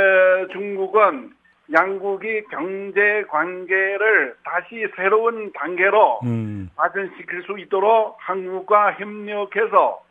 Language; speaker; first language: Korean; non-native, fluent; Chinese